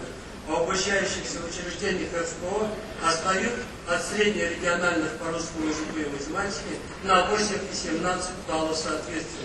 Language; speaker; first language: Russian; native; Russian